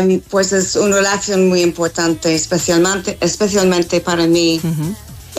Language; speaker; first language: Spanish; non-native, fluent; English